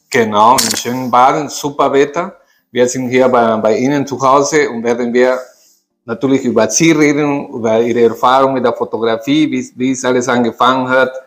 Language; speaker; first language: German; non-native, fluent; Spanish